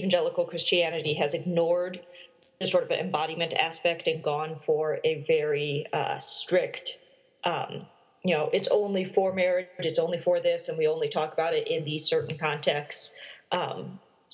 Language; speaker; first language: English; native; English